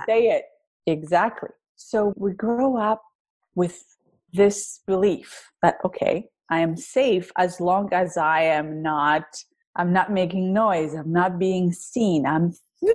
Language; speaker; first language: English; non-native, fluent; Greek